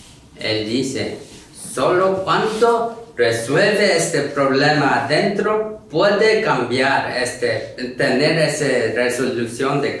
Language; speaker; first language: Spanish; non-native, learner; Korean